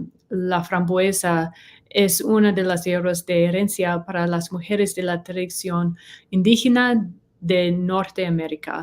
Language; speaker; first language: Spanish; non-native, learner; English